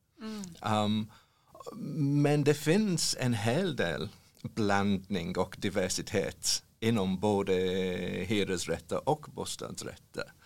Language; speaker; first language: Swedish; non-native, fluent; English